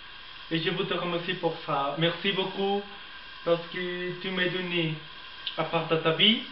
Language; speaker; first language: French; non-native, learner; Spanish